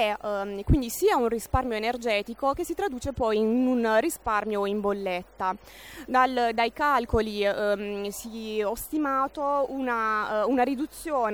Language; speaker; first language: Italian; native; Italian